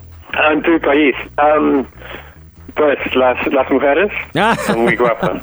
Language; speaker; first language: Spanish; non-native, fluent; English